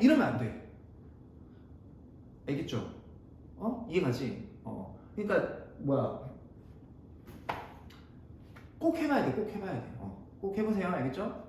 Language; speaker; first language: Korean; native; Korean